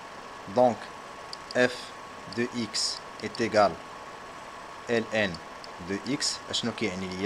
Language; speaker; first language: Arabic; native; Arabic